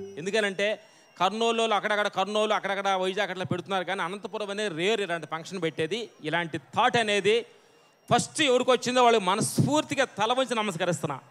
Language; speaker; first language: Telugu; native; Telugu